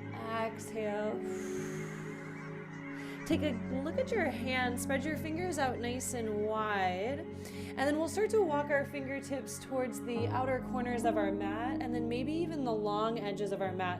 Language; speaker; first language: English; native; English